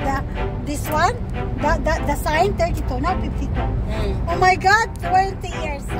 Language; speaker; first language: English; non-native, learner; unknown